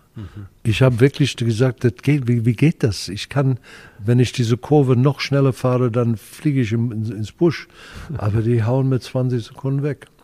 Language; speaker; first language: German; non-native, fluent; English